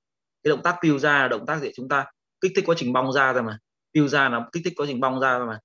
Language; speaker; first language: Vietnamese; native; Vietnamese